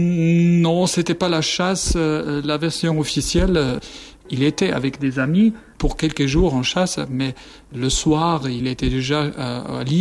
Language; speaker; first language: French; non-native, fluent; German